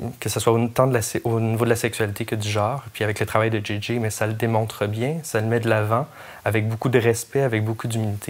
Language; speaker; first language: French; native; French